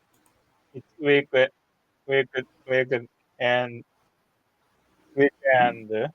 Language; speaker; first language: English; non-native, learner; Japanese